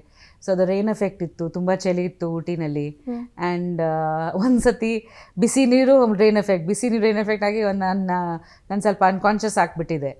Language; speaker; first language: Kannada; non-native, fluent; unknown